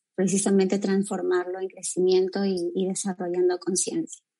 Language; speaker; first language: Spanish; native; Spanish